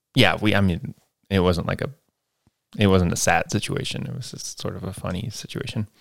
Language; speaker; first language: English; native; English